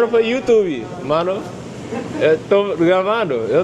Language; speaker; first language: Portuguese; non-native, learner; English